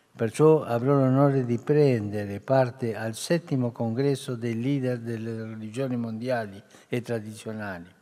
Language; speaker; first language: Italian; early bilingual, heritage; Spanish